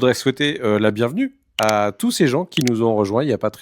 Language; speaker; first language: French; native; French